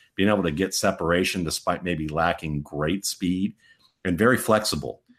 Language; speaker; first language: English; native; English